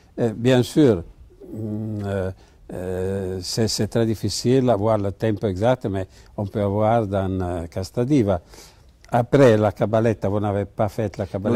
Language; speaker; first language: French; non-native, fluent; Italian